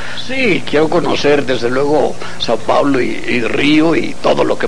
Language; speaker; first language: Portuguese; non-native, learner; Spanish